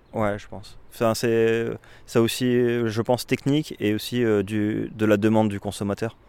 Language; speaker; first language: French; native; French